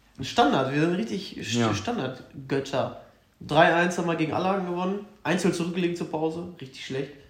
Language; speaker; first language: German; native; German